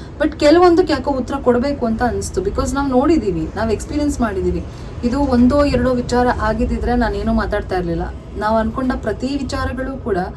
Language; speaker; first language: Kannada; native; Kannada